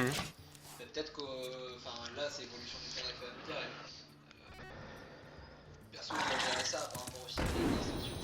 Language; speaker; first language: French; native; French